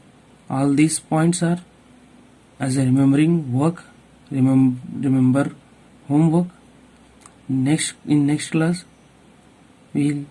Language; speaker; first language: English; non-native, local second language; Hindi